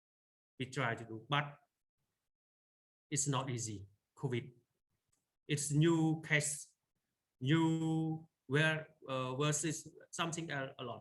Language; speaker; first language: English; non-native, learner; Khmer